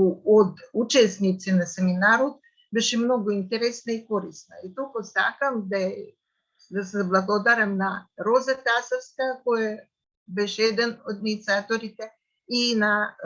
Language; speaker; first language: Macedonian; non-native, fluent; Russian